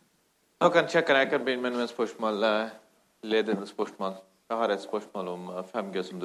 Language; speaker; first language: Norwegian; non-native, fluent; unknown